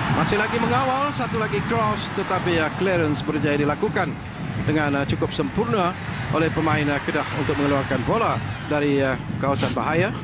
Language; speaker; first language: Malay; native; Malay